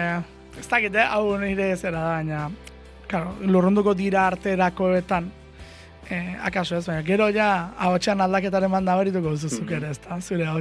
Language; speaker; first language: Basque; native; Basque